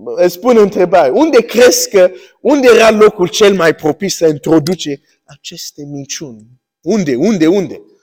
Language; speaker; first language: Romanian; early bilingual, heritage; Romanian